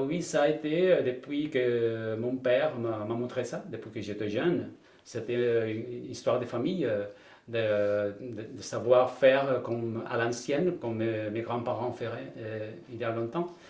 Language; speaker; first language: French; non-native, fluent; Spanish